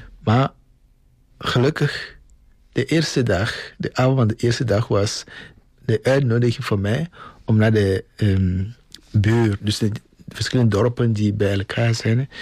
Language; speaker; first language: Dutch; non-native, fluent; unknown